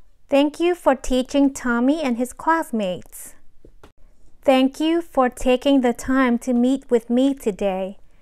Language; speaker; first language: English; non-native, fluent; Vietnamese